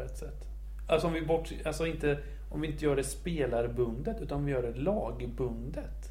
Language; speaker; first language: Swedish; native; Swedish